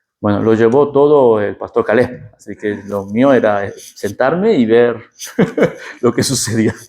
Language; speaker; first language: Spanish; early bilingual, other home language; Korean